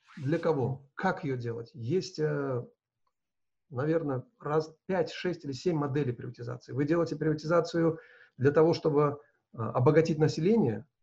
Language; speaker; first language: Russian; non-native, local second language; Uzbek